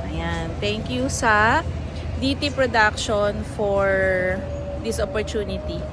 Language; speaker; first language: English; non-native, local second language; Filipino